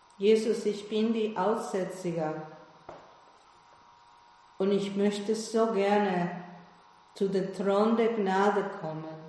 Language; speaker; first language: German; non-native, fluent; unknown